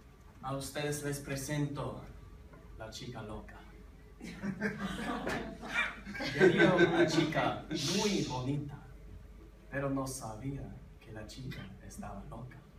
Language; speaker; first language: Spanish; non-native, learner; English